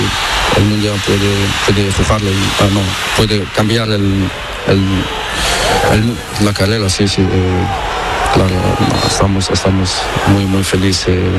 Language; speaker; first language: Spanish; non-native, learner; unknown